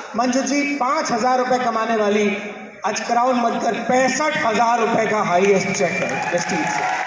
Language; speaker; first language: Hindi; non-native, local second language; Telugu